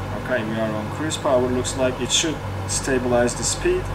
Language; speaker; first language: English; non-native, fluent; Turkish